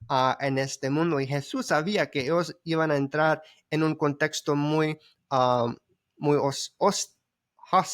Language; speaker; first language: Spanish; early bilingual, heritage; Spanish